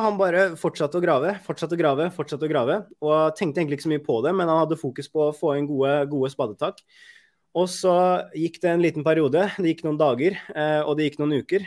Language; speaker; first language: Norwegian; native; Norwegian